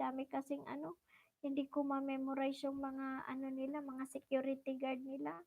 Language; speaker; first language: Filipino; non-native, local second language; Bikol